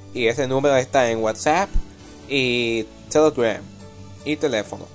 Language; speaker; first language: Spanish; early bilingual, heritage; Spanish